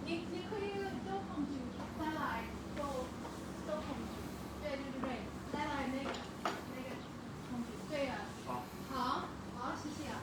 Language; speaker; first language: Chinese; non-native, learner; English